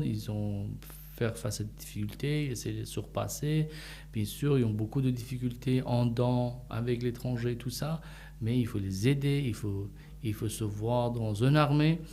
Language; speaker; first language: French; non-native, fluent; Persian